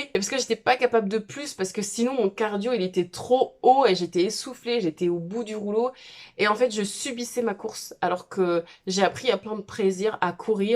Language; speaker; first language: French; native; French